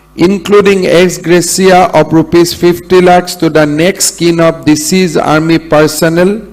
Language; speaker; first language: English; non-native, local second language; Assamese